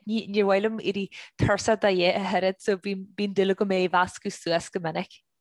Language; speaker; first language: Irish; native; Irish